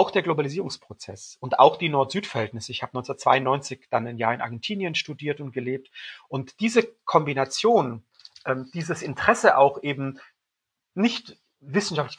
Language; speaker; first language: German; native; German